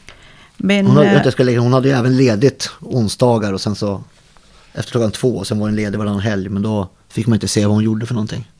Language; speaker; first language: Swedish; native; Swedish